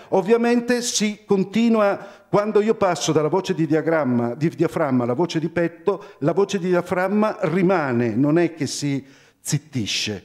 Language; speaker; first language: Italian; native; Italian